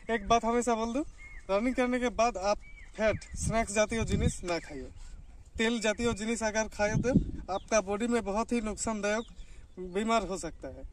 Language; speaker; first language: Hindi; non-native, local second language; Bangla